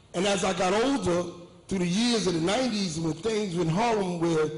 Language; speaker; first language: English; native; English